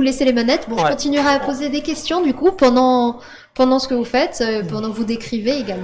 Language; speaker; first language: French; native; French